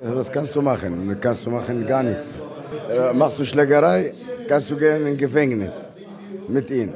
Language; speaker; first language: German; non-native, learner; Arabic